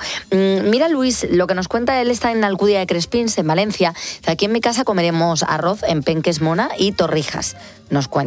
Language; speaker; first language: Spanish; native; Spanish